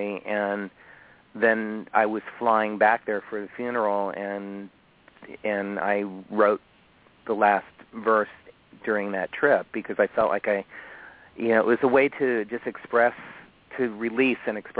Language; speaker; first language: English; native; English